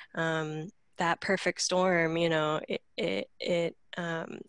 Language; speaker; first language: English; native; English